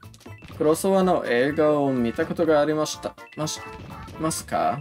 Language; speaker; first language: Japanese; non-native, learner; English